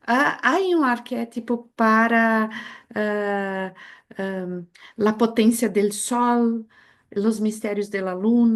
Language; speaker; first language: Spanish; non-native, fluent; Portuguese